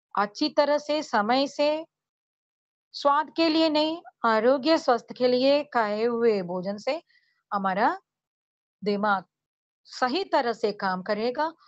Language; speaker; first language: Hindi; non-native, local second language; Tamil